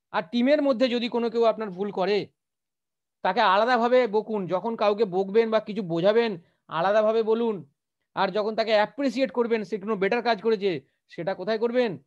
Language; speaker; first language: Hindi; non-native, local second language; Bangla